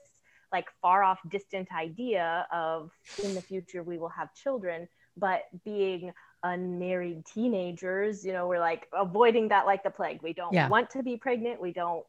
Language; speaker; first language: English; native; English